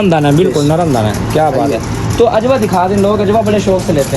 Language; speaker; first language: Hindi; native; Hindi